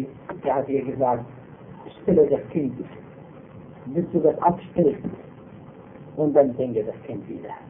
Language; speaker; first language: German; non-native, fluent; Arabic